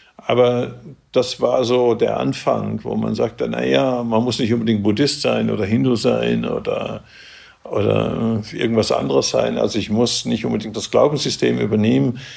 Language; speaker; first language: German; native; German